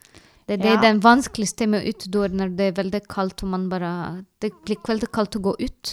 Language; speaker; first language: Norwegian; non-native, learner; Arabic